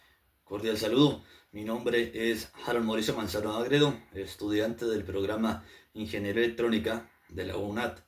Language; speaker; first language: Spanish; native; Spanish